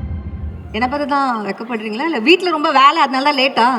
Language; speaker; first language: Tamil; native; Tamil